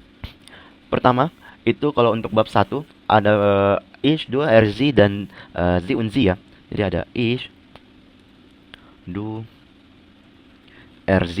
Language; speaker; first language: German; non-native, learner; Indonesian